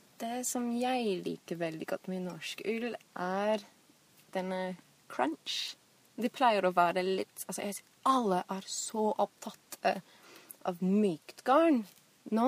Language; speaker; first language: Norwegian; non-native, fluent; English